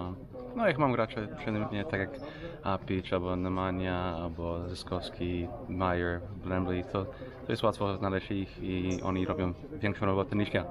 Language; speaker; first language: Polish; non-native, fluent; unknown